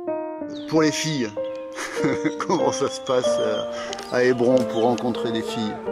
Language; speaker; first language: French; native; French